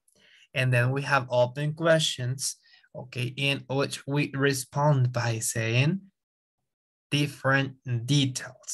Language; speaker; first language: English; non-native, fluent; Spanish